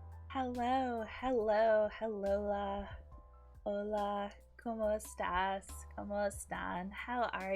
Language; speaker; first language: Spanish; non-native, learner; English